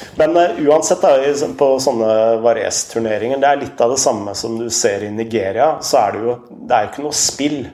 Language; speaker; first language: Norwegian; native; Norwegian